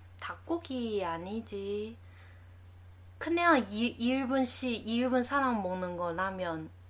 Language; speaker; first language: Korean; non-native, learner; Chinese